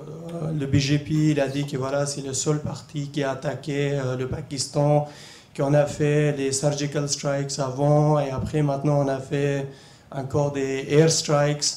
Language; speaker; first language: French; non-native, fluent; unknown